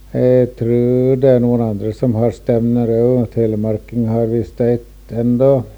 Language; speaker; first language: Norwegian; early bilingual, heritage; Norwegian